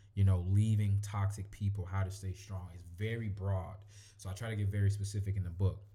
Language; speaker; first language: English; native; English